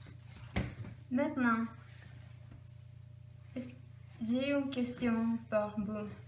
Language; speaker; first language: French; non-native, learner; Spanish